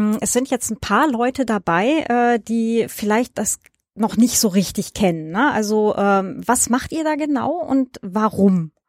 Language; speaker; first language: German; native; German